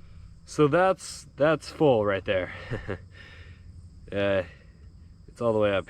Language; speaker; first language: English; native; English